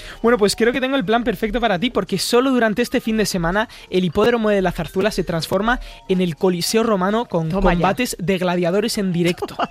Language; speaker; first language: Spanish; native; Spanish